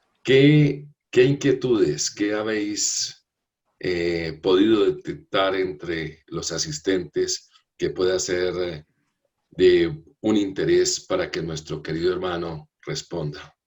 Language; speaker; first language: Spanish; native; Spanish